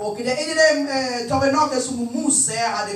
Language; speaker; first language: Swedish; non-native, fluent; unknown